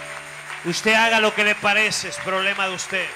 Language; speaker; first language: Spanish; native; Spanish